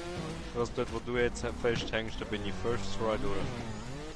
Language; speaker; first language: German; native; German